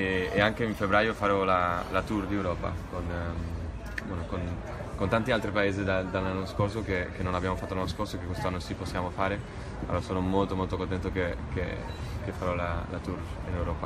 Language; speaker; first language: Italian; non-native, fluent; Spanish